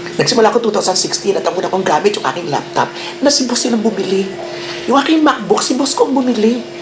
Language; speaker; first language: Filipino; native; Filipino